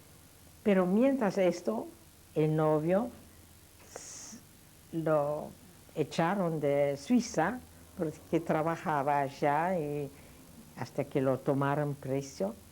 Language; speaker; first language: Spanish; non-native, fluent; Yiddish